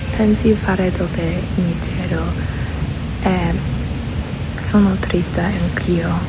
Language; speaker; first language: Italian; non-native, learner; English